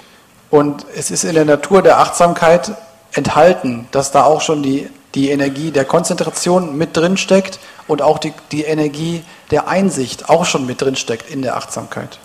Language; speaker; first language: German; native; German